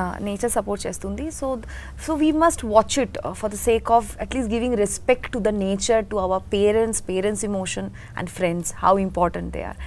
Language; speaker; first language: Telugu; non-native, learner; Bangla